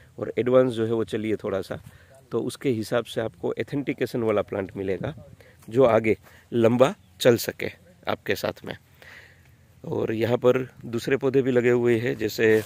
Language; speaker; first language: Hindi; non-native, local second language; Gujarati